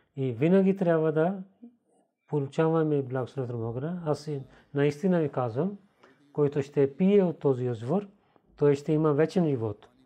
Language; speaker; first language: Bulgarian; non-native, learner; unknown